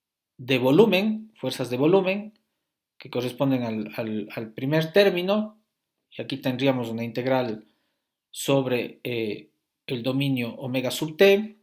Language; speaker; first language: Spanish; native; Spanish